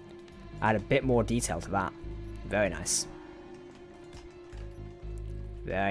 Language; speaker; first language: English; native; English